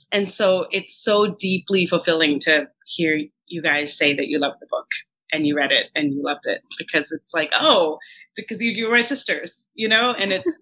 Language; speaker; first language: English; early bilingual, other home language; Telugu